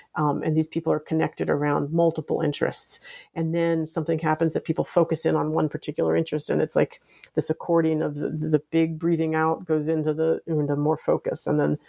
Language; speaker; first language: English; native; English